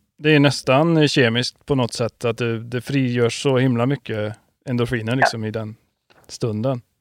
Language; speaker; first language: Swedish; native; Swedish